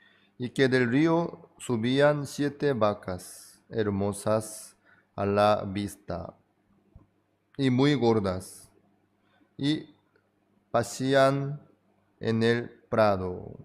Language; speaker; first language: Spanish; non-native, fluent; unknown